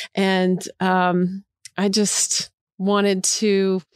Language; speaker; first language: English; early bilingual, other home language; Portuguese